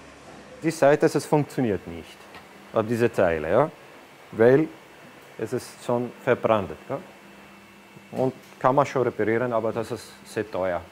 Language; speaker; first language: German; non-native, learner; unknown